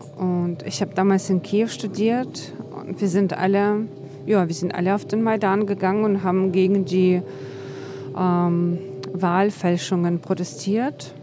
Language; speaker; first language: German; non-native, fluent; Ukrainian